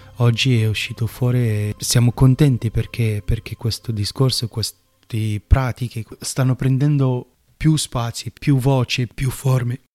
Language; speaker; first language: Italian; non-native, fluent; Arabic